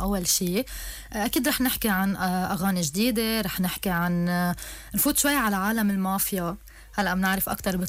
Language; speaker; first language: Arabic; native; Arabic